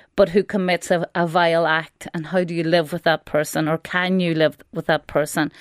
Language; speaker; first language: English; native; English